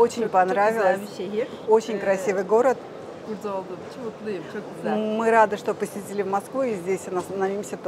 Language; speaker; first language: Russian; non-native, fluent; Turkish